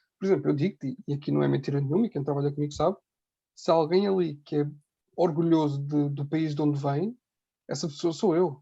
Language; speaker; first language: Portuguese; native; Portuguese